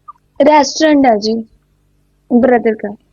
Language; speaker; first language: Hindi; non-native, local second language; Punjabi